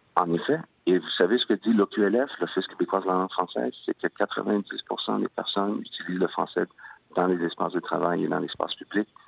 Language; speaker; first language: French; early bilingual, other home language; Spanish